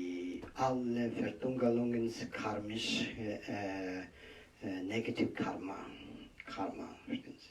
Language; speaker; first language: German; non-native, learner; Tibetan